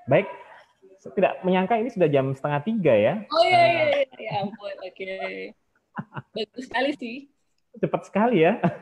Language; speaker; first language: Indonesian; native; Indonesian